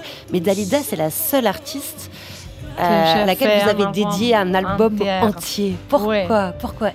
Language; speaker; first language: French; native; French